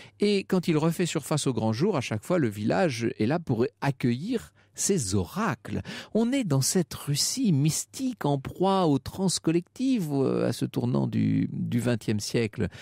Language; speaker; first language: French; native; French